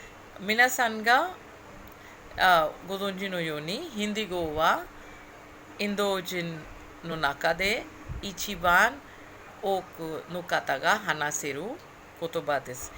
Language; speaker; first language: Japanese; non-native, fluent; Hindi